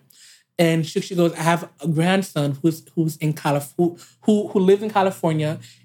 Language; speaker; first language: English; native; English